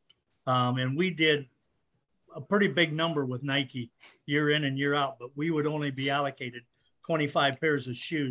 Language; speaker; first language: English; native; English